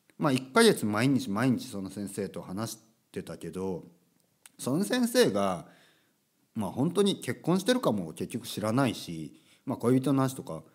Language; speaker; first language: Japanese; native; Japanese